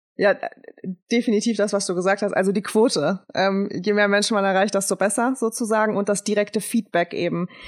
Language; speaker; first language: German; early bilingual, other home language; Turkish